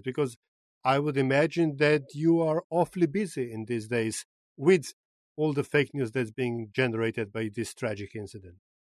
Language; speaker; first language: English; non-native, fluent; Slovenian